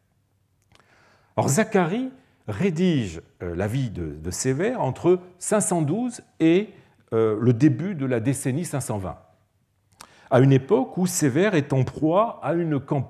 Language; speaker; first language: French; native; French